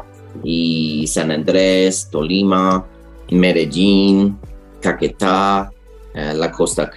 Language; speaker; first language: Spanish; non-native, learner; English